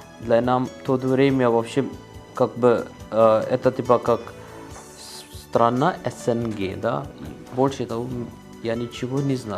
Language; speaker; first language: Russian; non-native, learner; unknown